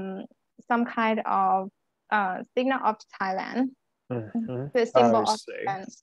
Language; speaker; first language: English; non-native, learner; Thai